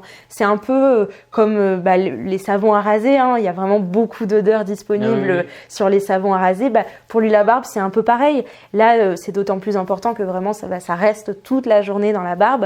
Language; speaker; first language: French; native; French